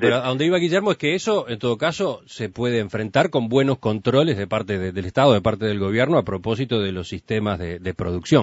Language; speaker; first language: Spanish; native; Spanish